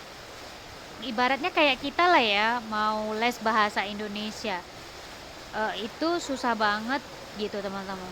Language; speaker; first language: Indonesian; native; Indonesian